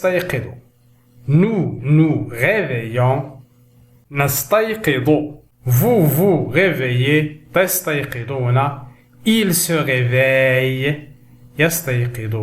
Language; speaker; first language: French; non-native, local second language; Arabic